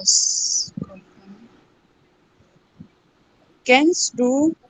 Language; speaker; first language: German; non-native, learner; Urdu